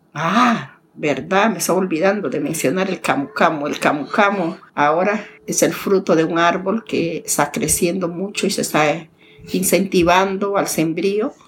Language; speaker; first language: Spanish; native; Spanish